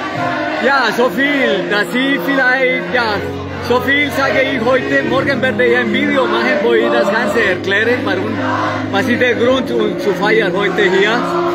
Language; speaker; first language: German; non-native, fluent; Spanish